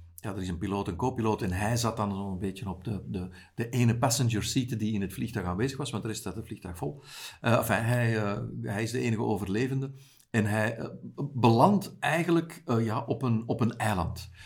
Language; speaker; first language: Dutch; native; Dutch